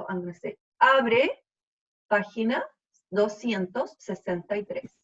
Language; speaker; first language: Spanish; non-native, fluent; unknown